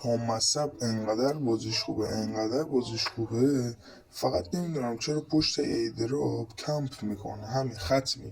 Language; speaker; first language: Persian; native; Persian